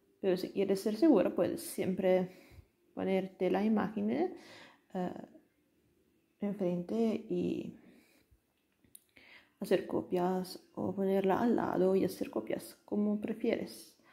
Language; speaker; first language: Spanish; non-native, learner; Italian